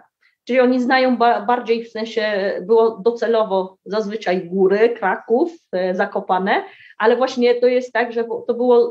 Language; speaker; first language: Polish; early bilingual, heritage; Arabic